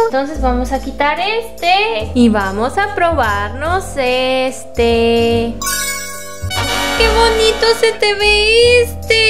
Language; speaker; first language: Spanish; native; Spanish